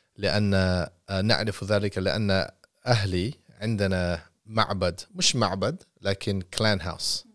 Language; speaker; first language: Arabic; non-native, learner; English